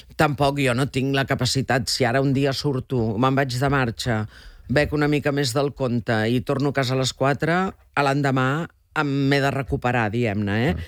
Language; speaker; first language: Catalan; native; Catalan